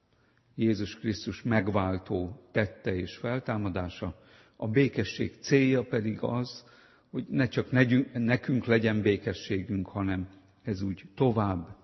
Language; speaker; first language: Hungarian; native; Hungarian